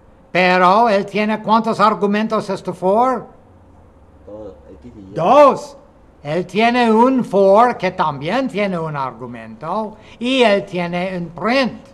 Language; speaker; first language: Spanish; non-native, fluent; English